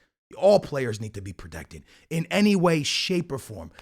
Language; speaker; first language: English; native; English